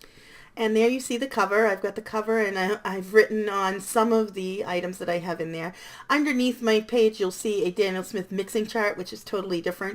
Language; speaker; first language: English; native; English